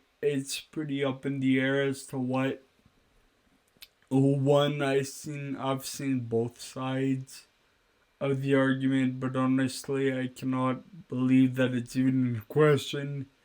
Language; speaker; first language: English; native; English